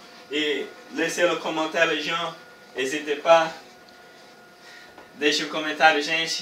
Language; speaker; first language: Portuguese; early bilingual, heritage; Portuguese